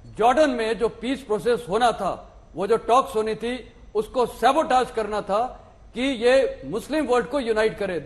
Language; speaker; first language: Hindi; native; Hindi